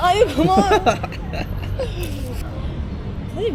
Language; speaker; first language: Korean; non-native, learner; Persian